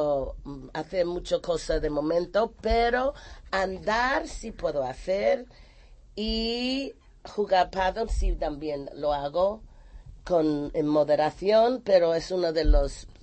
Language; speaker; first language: Spanish; non-native, fluent; English